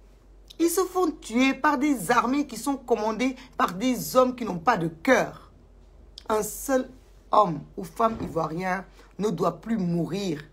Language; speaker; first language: French; non-native, local second language; Wolof